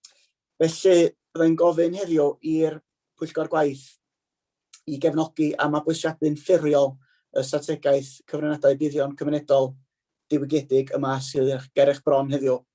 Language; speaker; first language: Welsh; native; Welsh